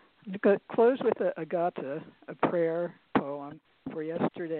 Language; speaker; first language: English; native; English